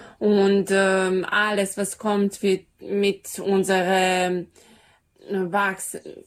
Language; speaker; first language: German; non-native, fluent; Serbian